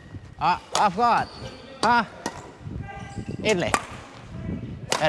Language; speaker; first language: English; non-native, fluent; Indonesian